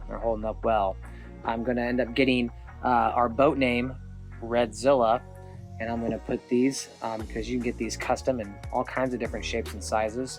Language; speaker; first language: English; native; English